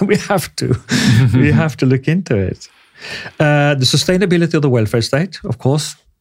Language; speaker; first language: English; non-native, fluent; Norwegian